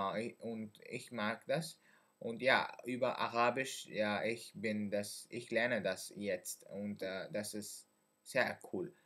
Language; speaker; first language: German; non-native, learner; French